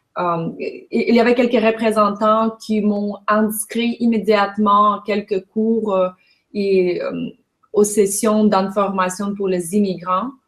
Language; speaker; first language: French; non-native, fluent; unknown